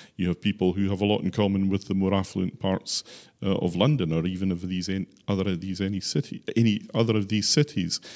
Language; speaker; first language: English; native; English